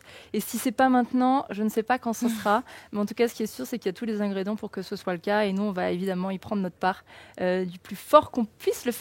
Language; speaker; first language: French; native; French